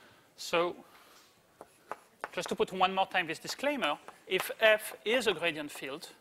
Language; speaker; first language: English; native; English